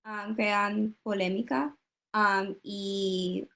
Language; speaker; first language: Spanish; non-native, learner; English